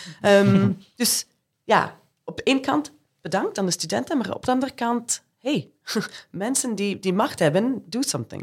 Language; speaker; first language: Dutch; non-native, fluent; English